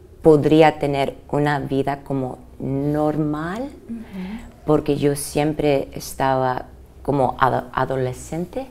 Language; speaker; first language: Spanish; early bilingual, heritage; English